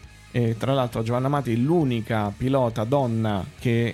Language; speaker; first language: Italian; native; Italian